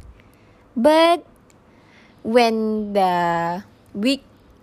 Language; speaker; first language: English; non-native, local second language; Malay